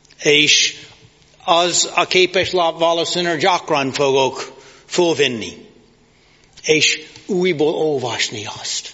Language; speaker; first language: Hungarian; non-native, fluent; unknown